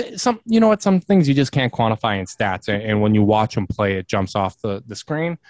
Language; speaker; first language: English; native; English